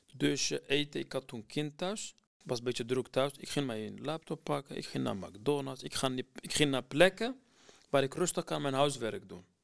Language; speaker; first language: Dutch; non-native, fluent; Kurdish